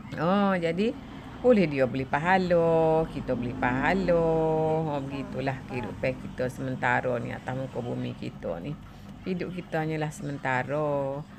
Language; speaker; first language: Malay; native; Malay